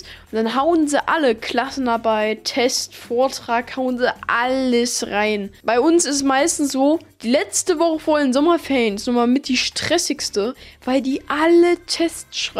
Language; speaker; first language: German; native; German